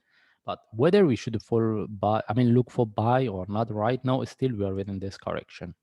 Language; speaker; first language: English; non-native, fluent; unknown